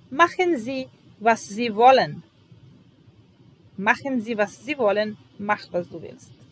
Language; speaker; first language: German; non-native, fluent; Serbian